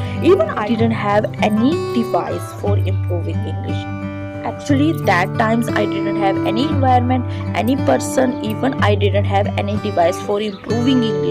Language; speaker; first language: English; non-native, learner; Hindi